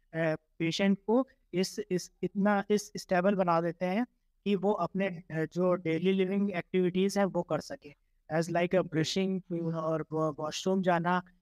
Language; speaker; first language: Hindi; native; Hindi